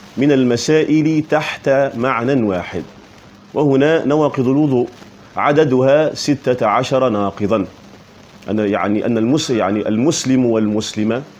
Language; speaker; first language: Arabic; native; Arabic